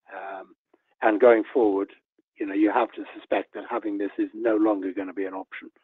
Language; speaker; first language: English; native; English